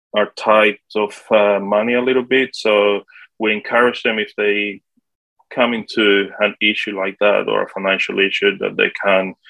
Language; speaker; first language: English; non-native, fluent; Spanish